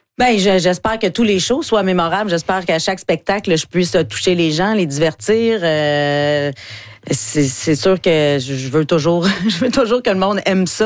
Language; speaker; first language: French; native; French